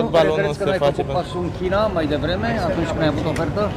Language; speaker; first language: Romanian; native; Romanian